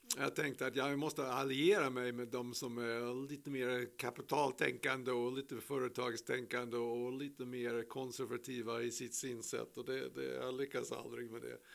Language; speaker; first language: Swedish; non-native, fluent; English